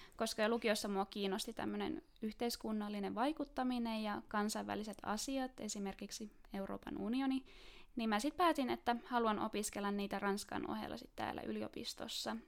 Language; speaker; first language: Finnish; native; Finnish